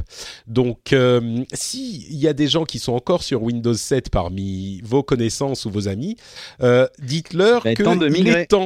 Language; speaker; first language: French; native; French